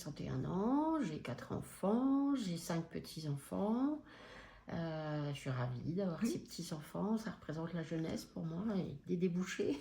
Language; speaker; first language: French; native; French